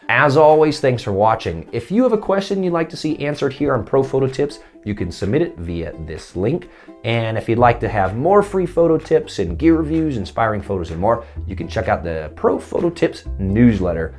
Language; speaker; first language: English; native; English